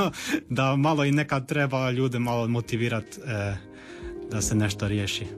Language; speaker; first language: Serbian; early bilingual, heritage; Croatian